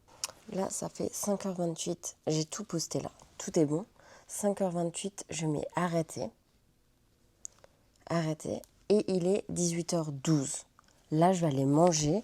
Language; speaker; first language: French; native; French